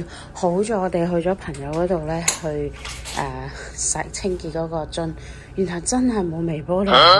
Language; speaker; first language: Cantonese; native; Cantonese